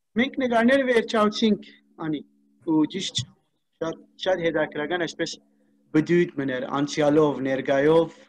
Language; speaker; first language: Armenian; native; Armenian